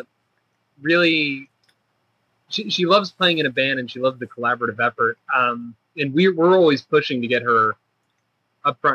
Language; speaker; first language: English; native; English